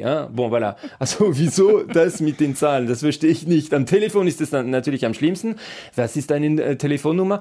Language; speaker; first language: German; non-native, local second language; French